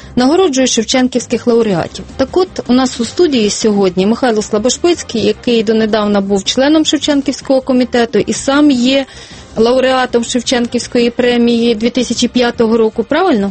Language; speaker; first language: Ukrainian; native; Ukrainian